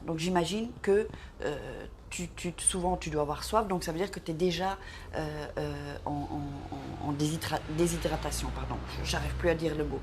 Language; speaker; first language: French; native; French